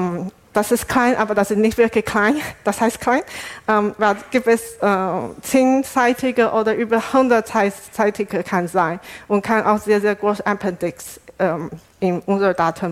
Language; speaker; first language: German; non-native, fluent; Chinese